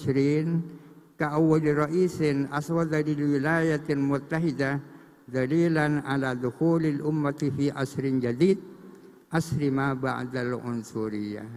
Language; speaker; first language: Arabic; non-native, fluent; Indonesian